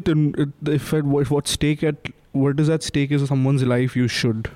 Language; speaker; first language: English; non-native, local second language; Hindi